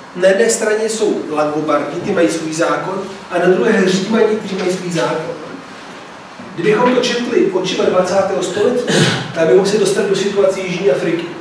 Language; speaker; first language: Czech; non-native, fluent; Italian